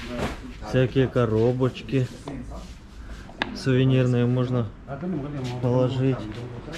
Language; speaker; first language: Russian; native; Russian